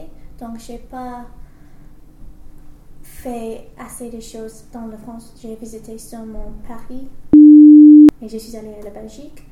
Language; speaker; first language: French; non-native, learner; English